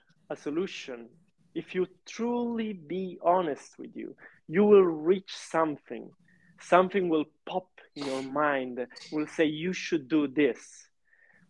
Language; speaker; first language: English; non-native, fluent; Italian